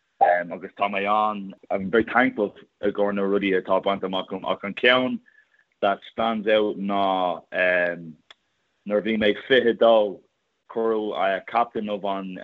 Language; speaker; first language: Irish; non-native, local second language; English